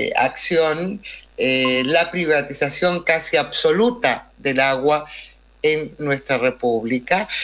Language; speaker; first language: Spanish; native; Spanish